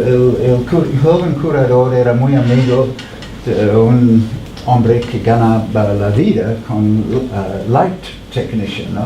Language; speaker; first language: Spanish; non-native, fluent; English